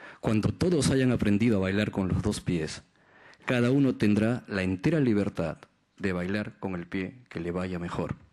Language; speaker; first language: Spanish; native; Spanish